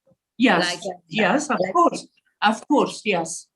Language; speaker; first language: English; non-native, learner; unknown